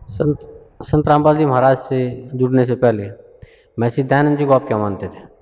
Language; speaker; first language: Hindi; native; Hindi